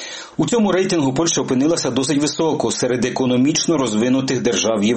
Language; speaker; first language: Ukrainian; native; Ukrainian